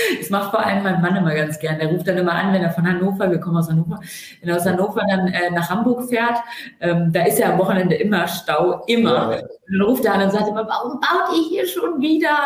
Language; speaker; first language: German; early bilingual, other home language; Turkish